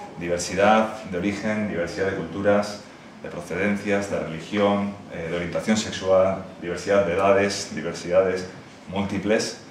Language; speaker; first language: Spanish; native; Spanish